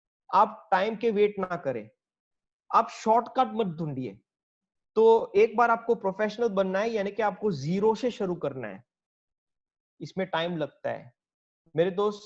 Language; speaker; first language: Hindi; native; Hindi